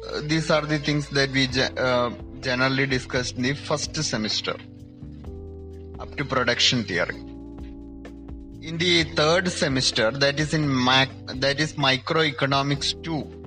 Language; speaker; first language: English; non-native, local second language; Malayalam